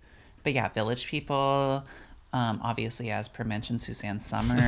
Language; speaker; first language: English; native; English